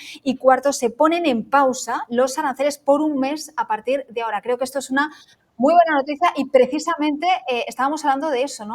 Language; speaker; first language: Spanish; native; Spanish